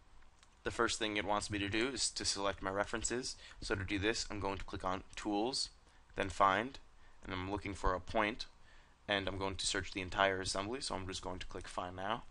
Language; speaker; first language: English; native; English